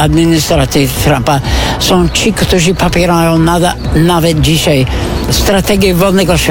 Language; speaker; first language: Polish; non-native, fluent; English